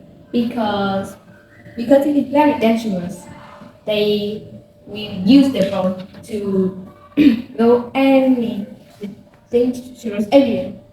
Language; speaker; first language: English; non-native, learner; Vietnamese